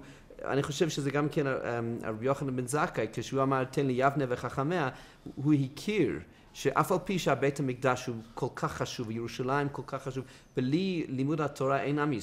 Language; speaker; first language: Hebrew; non-native, fluent; English